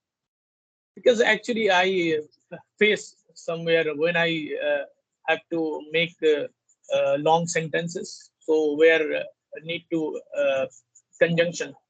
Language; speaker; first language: English; non-native, learner; Hindi